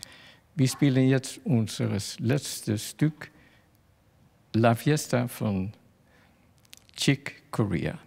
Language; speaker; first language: German; non-native, fluent; Dutch